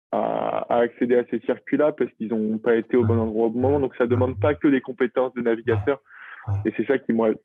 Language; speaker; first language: French; native; French